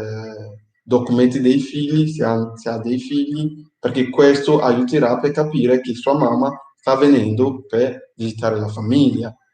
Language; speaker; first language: Italian; non-native, fluent; English